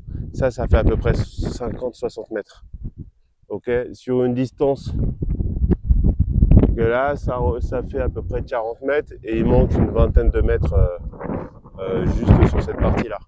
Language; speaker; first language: French; native; French